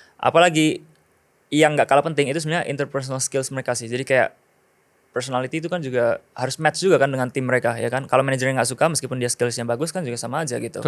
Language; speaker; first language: Indonesian; native; Indonesian